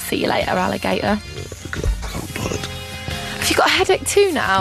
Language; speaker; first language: English; native; English